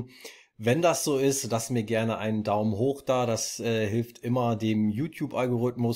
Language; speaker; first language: German; native; German